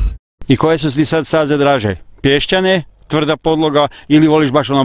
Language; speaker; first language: Croatian; native; Croatian